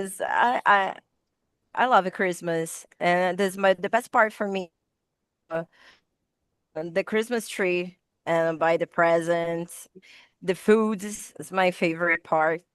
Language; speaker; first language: English; non-native, learner; Portuguese